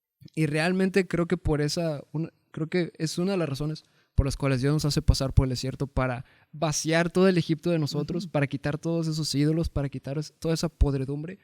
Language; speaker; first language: Spanish; native; Spanish